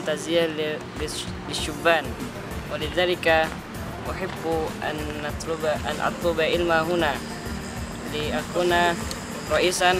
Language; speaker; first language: Arabic; non-native, learner; Indonesian